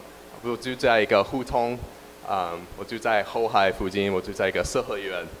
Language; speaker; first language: Chinese; non-native, learner; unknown